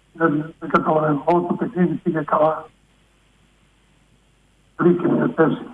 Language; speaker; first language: Greek; non-native, fluent; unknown